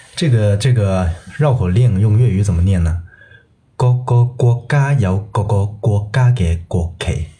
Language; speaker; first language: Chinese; non-native, local second language; Cantonese